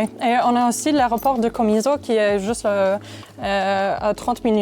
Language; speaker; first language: French; non-native, fluent; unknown